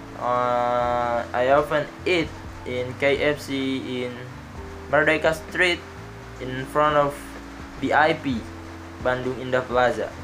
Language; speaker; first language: English; non-native, learner; Indonesian